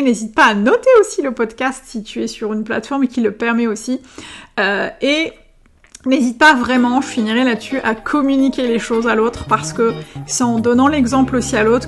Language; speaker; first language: French; native; French